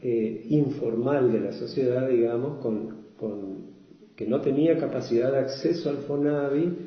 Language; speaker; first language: Spanish; native; Spanish